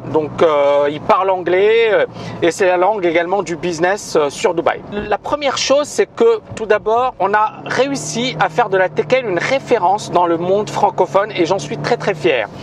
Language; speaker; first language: French; non-native, local second language; Arabic